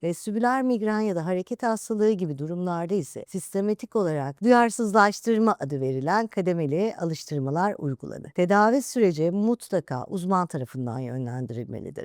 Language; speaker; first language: Turkish; native; Turkish